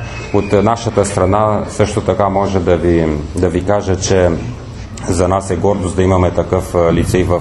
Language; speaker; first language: Bulgarian; non-native, fluent; Romanian